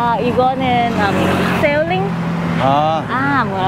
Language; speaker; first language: Korean; non-native, fluent; Thai